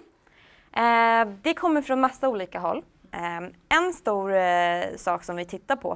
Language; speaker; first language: Swedish; native; Swedish